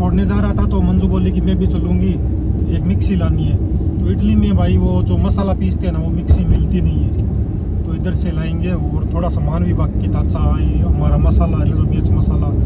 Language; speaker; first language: Hindi; native; Hindi